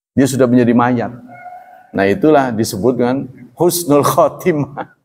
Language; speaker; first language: Indonesian; non-native, local second language; Javanese